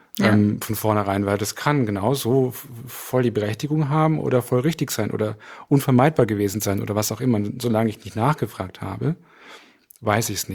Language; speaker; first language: German; native; German